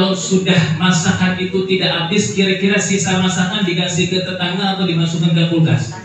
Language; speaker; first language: Indonesian; native; Indonesian